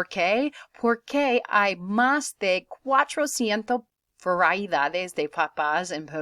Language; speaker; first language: Spanish; non-native, learner; English